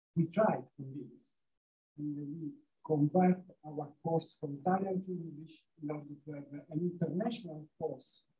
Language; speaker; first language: English; non-native, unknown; Italian